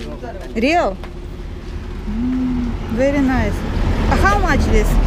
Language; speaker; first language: English; non-native, learner; Russian